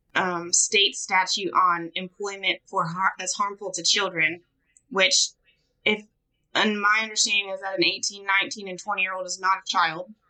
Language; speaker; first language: English; native; English